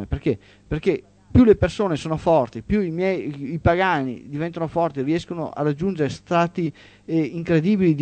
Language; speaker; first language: Italian; native; Italian